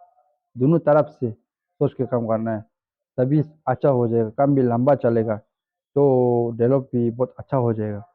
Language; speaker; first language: Hindi; non-native, fluent; Tibetan